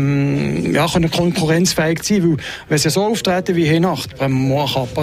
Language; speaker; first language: German; native; German